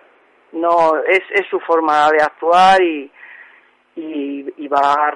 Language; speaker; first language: Spanish; native; Spanish